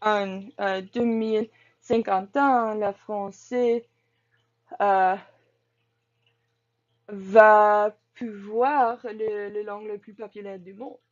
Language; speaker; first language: French; non-native, learner; English